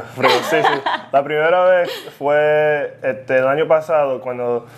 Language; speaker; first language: Spanish; early bilingual, heritage; Spanish